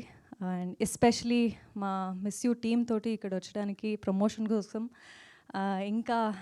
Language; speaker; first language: Telugu; non-native, fluent; Kannada